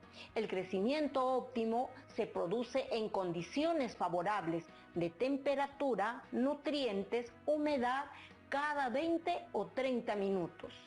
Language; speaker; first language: Spanish; native; Spanish